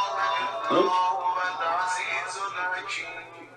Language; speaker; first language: English; non-native, learner; Persian